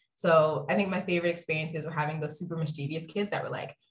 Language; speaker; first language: English; native; English